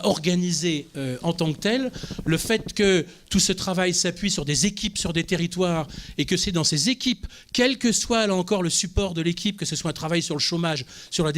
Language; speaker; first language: French; native; French